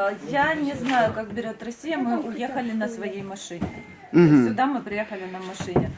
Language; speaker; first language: Russian; native; Russian